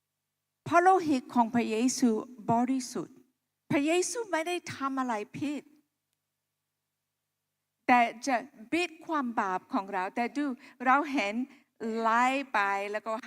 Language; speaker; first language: Thai; non-native, local second language; Akha